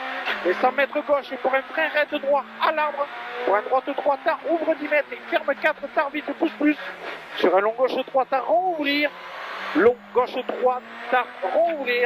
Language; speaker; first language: French; native; French